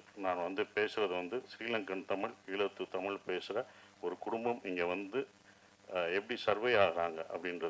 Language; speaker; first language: Tamil; native; Tamil